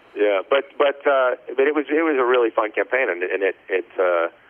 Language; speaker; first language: English; native; English